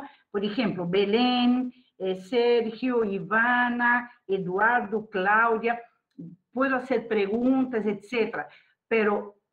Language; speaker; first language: Spanish; non-native, fluent; Portuguese